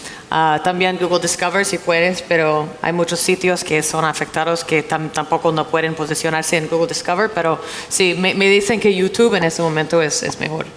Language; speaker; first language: Spanish; non-native, fluent; English